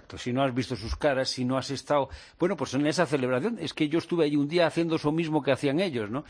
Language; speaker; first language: Spanish; native; Spanish